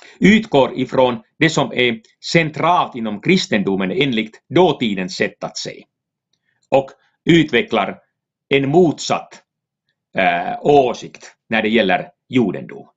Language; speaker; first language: Swedish; non-native, local second language; Finnish